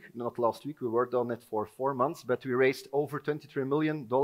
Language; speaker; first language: English; non-native, fluent; Dutch